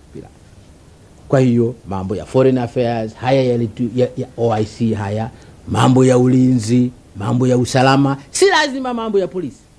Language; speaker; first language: Swahili; non-native, local second language; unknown